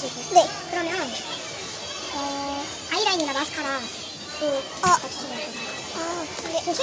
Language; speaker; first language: Korean; native; Korean